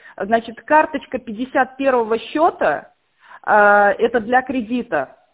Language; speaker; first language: Russian; native; Russian